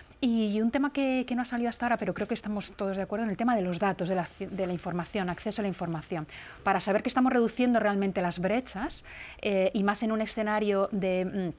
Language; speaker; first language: Spanish; native; Spanish